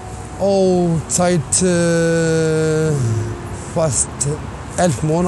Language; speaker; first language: German; non-native, learner; Arabic